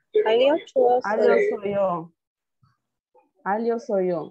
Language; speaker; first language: Spanish; native; Spanish